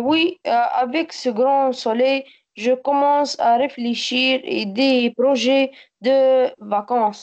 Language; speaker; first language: French; non-native, learner; Arabic